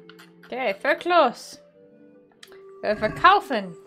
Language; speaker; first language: German; non-native, learner; Dutch